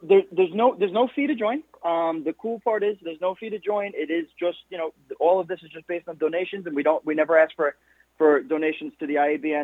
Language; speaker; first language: English; native; English